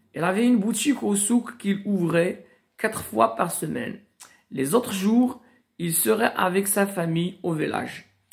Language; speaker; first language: French; non-native, local second language; Arabic